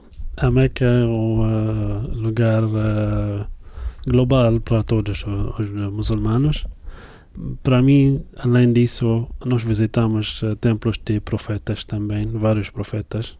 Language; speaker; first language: Portuguese; non-native, fluent; Arabic